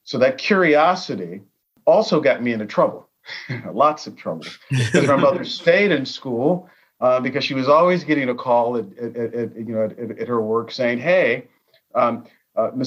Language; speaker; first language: English; native; English